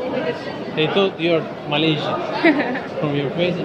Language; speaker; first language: English; non-native, learner; Turkish